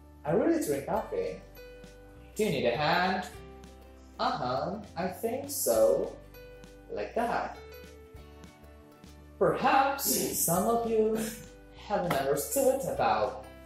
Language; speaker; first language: English; non-native, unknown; Javanese